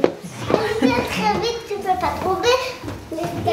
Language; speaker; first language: French; early bilingual, other home language; Persian